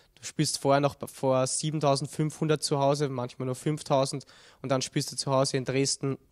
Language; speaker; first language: German; native; German